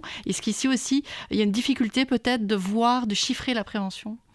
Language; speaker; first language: French; native; French